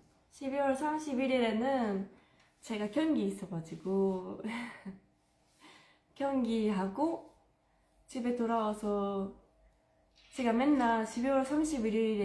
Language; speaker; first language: Korean; non-native, fluent; Japanese